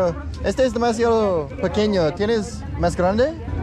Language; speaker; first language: Spanish; non-native, learner; English